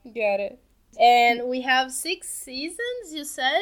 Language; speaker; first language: English; non-native, fluent; Portuguese